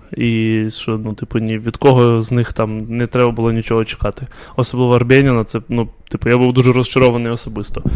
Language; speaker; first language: Ukrainian; non-native, local second language; Russian